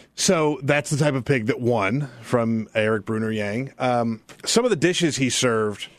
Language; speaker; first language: English; native; English